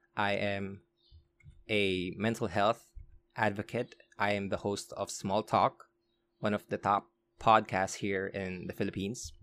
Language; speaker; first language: English; non-native, local second language; Filipino